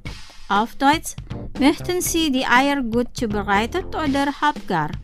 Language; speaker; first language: German; non-native, fluent; Indonesian